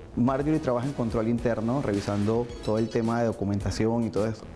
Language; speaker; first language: Spanish; native; Spanish